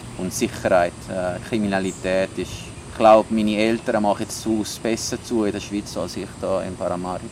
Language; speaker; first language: German; non-native, local second language; Italian